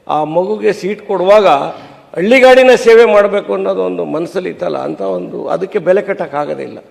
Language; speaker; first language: Kannada; native; Kannada